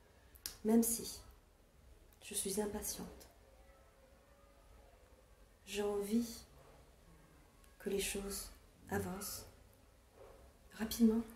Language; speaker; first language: French; non-native, fluent; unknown